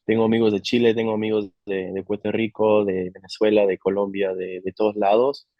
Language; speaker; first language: Spanish; non-native, fluent; English